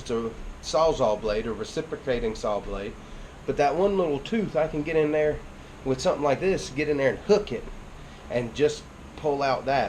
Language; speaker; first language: English; native; English